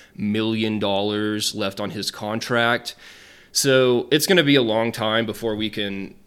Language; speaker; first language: English; native; English